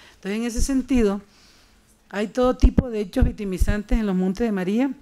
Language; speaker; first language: Spanish; native; Spanish